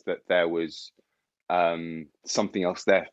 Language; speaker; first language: English; native; English